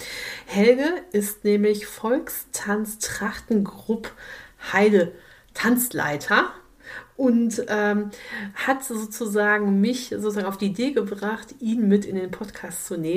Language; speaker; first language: German; native; German